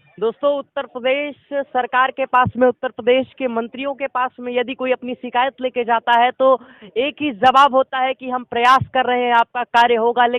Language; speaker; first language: Hindi; native; Hindi